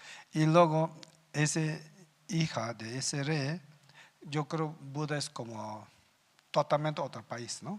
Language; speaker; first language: Spanish; non-native, learner; Tibetan